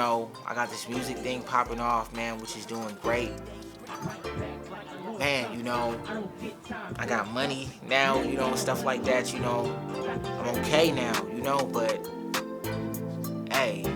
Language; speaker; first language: English; early bilingual, other home language; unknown